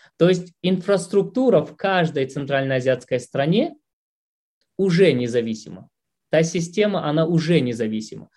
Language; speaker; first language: Russian; non-native, local second language; Tajik